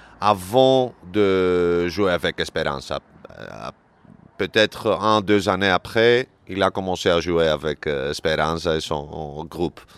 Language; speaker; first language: French; non-native, learner; Greek